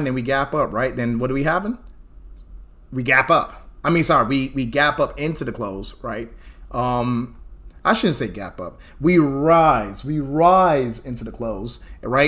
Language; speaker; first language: English; native; English